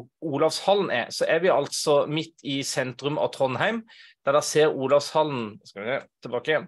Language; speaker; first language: Norwegian; native; Norwegian